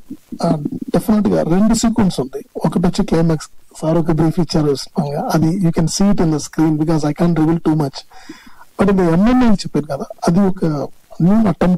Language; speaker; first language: Telugu; non-native, learner; Tamil